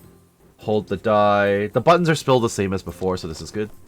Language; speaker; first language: English; native; English